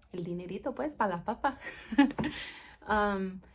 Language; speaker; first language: Spanish; early bilingual, heritage; Spanish